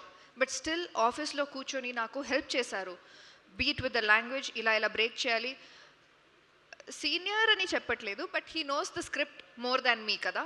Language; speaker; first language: Telugu; non-native, learner; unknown